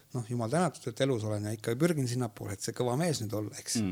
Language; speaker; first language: Estonian; native; Estonian